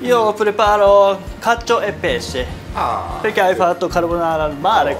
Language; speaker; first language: Italian; non-native, learner; Japanese